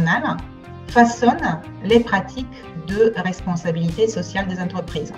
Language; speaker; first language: French; non-native, fluent; Bulgarian